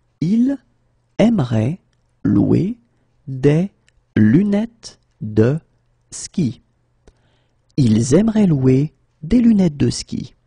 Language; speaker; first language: French; native; French